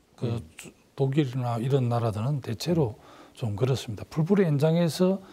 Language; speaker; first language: Korean; native; Korean